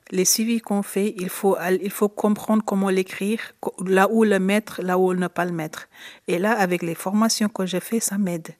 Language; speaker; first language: French; non-native, fluent; Italian